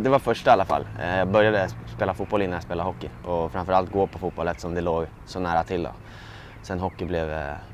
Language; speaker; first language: Swedish; native; Swedish